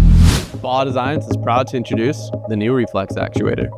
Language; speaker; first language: English; native; English